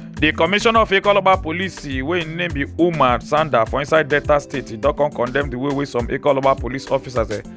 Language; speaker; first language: Nigerian Pidgin; native; Nigerian Pidgin